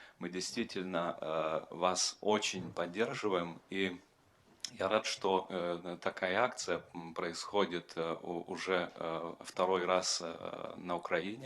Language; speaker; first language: Russian; non-native, fluent; Lithuanian